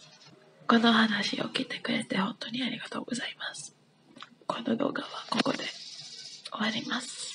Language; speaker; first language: Japanese; non-native, learner; English